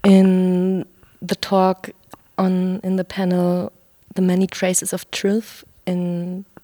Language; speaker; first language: English; non-native, fluent; German